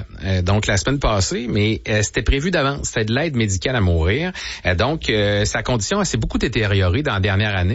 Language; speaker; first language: French; native; French